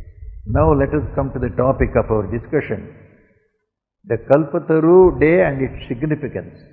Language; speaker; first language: English; non-native, local second language; Tamil